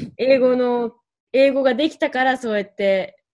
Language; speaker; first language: Japanese; native; Japanese